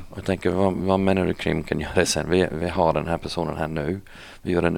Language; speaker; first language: Swedish; non-native, fluent; English